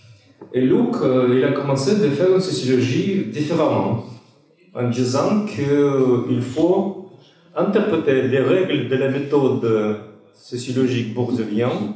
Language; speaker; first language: French; non-native, fluent; Russian